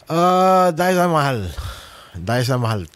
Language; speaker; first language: Filipino; non-native, learner; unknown